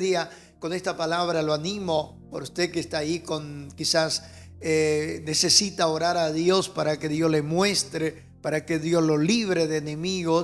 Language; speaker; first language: Spanish; native; Spanish